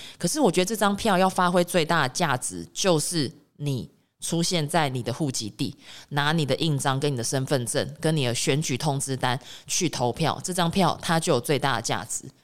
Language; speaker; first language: Chinese; native; Chinese